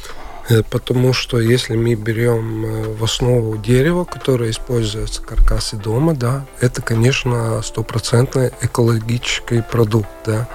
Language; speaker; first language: Russian; non-native, local second language; Latvian